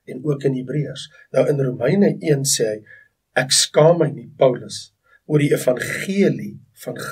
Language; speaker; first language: Afrikaans; native; Afrikaans